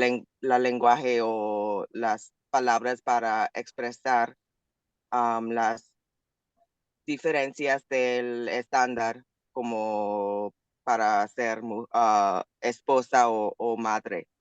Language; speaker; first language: Spanish; non-native, learner; English